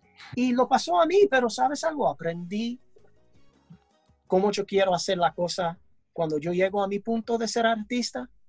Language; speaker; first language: Spanish; early bilingual, heritage; English